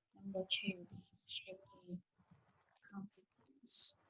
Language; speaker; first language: English; non-native, fluent; Vietnamese